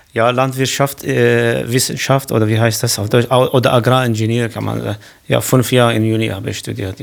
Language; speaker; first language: German; non-native, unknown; Kurdish